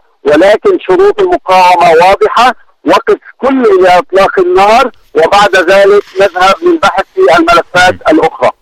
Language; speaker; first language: Arabic; native; Arabic